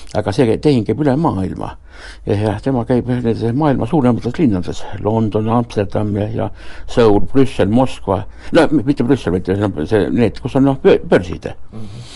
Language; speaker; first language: Estonian; native; Estonian